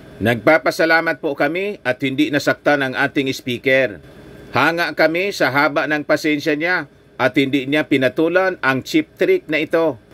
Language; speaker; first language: Filipino; native; Filipino